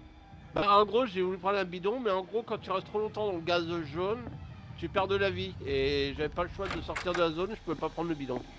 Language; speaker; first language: French; native; French